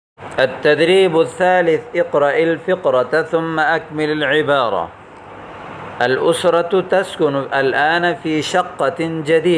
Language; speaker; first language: Arabic; non-native, fluent; Urdu